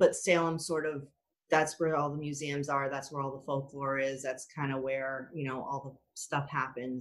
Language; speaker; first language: English; native; English